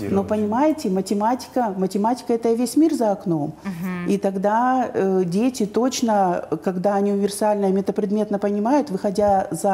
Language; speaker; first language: Russian; native; Russian